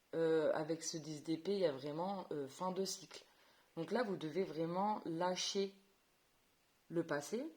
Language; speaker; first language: French; native; French